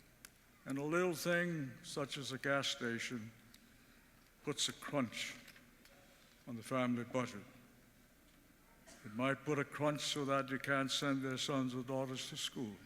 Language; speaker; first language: English; early bilingual, other home language; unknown